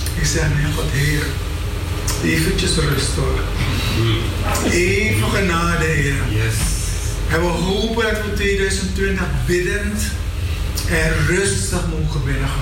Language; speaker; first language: Dutch; non-native, fluent; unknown